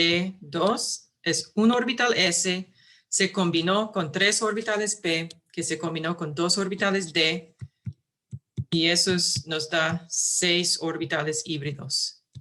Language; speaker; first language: Spanish; early bilingual, heritage; English